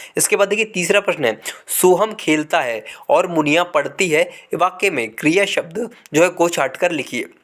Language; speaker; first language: Hindi; native; Hindi